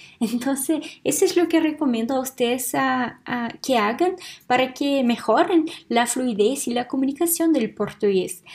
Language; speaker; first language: Spanish; non-native, fluent; Portuguese